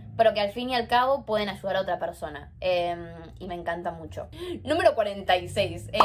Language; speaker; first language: Spanish; native; Spanish